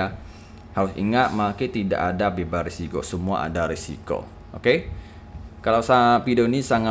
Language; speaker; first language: Indonesian; native; Indonesian